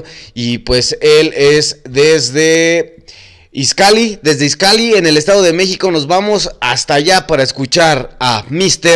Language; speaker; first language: Spanish; native; Spanish